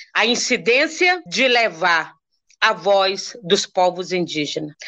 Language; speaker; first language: Portuguese; non-native, local second language; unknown